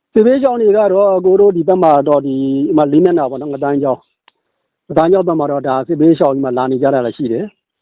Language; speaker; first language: Burmese; native; Burmese